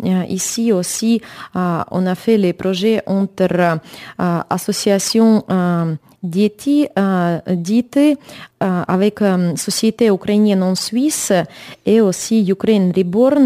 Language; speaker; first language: French; non-native, learner; Ukrainian